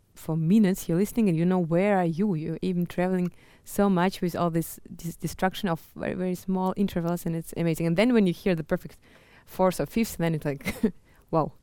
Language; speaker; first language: English; non-native, fluent; Russian